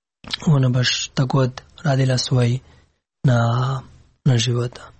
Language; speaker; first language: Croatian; non-native, learner; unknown